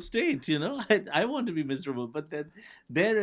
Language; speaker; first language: English; non-native, local second language; Bangla